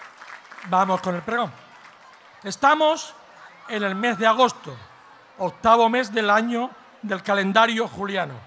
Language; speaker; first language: Spanish; native; Spanish